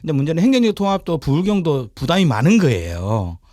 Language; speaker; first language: Korean; native; Korean